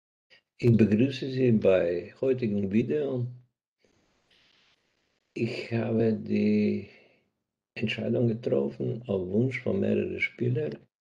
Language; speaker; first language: German; non-native, fluent; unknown